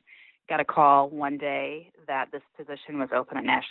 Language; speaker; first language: English; native; English